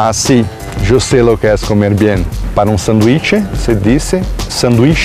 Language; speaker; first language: Spanish; non-native, fluent; Portuguese